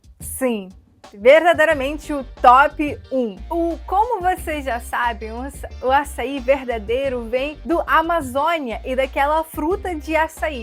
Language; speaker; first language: Portuguese; non-native, fluent; Russian